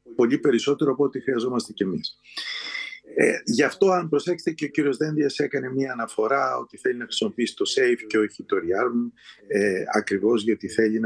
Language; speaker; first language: Greek; native; Greek